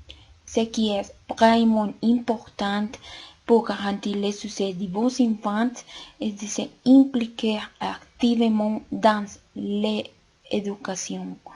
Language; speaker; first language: French; non-native, learner; Spanish